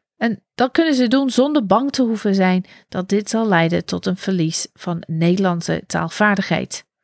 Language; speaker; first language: Dutch; non-native, fluent; English